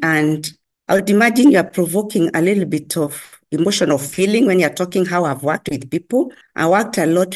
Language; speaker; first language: English; non-native, local second language; Kikuyu